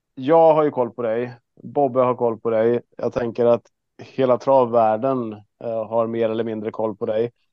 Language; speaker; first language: Swedish; native; Swedish